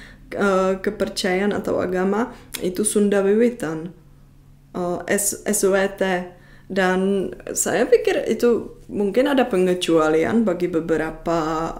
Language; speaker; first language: Indonesian; non-native, fluent; Czech